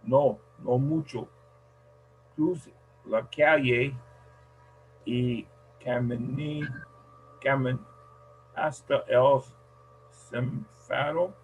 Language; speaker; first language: Spanish; non-native, learner; English